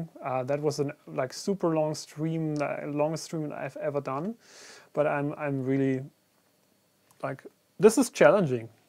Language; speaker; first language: English; non-native, fluent; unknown